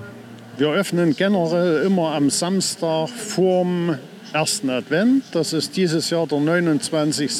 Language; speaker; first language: German; native; German